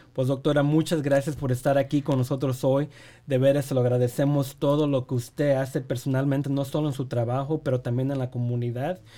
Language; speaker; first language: Spanish; early bilingual, heritage; Spanish